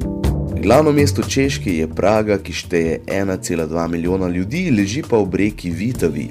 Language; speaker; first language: Slovenian; native; Slovenian